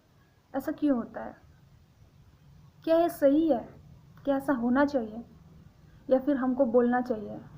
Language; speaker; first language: Hindi; non-native, local second language; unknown